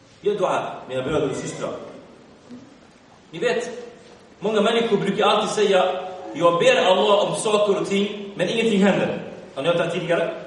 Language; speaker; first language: Swedish; early bilingual, other home language; Arabic